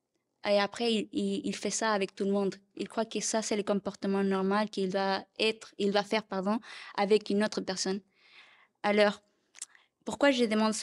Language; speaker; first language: French; non-native, learner; Spanish